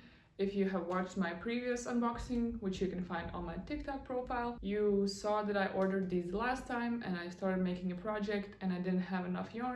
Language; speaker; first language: English; non-native, fluent; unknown